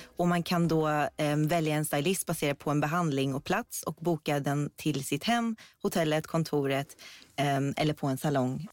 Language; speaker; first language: Swedish; early bilingual, other home language; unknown